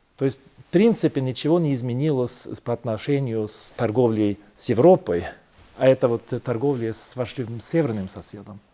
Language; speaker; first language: Russian; non-native, fluent; Swedish